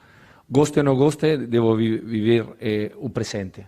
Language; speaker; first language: Portuguese; non-native, learner; Spanish